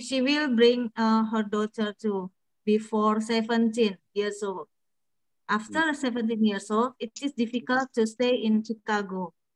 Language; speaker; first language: English; non-native, learner; Indonesian